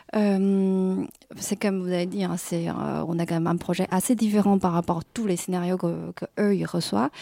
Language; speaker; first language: French; non-native, fluent; Chinese